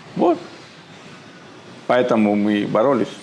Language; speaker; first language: Russian; non-native, learner; Spanish